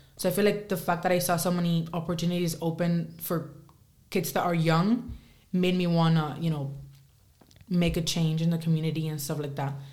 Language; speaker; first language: English; early bilingual, other home language; Spanish